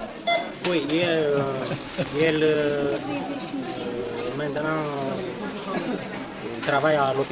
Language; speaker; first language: French; non-native, learner; Romanian